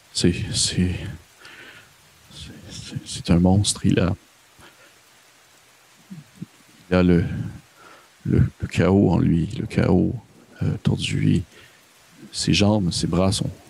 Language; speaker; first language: French; native; French